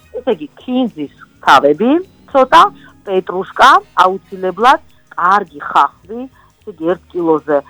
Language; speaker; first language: Georgian; non-native, local second language; Armenian